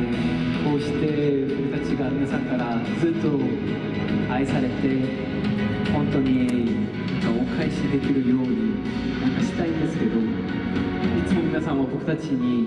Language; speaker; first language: Japanese; non-native, fluent; Korean